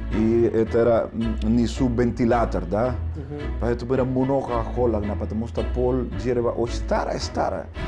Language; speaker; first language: Russian; non-native, learner; Spanish